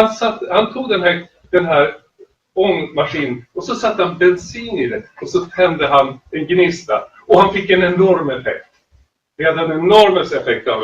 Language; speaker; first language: Swedish; native; Swedish